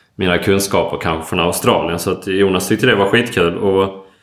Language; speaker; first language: Swedish; native; Swedish